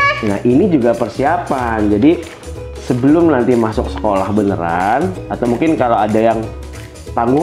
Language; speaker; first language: Indonesian; native; Indonesian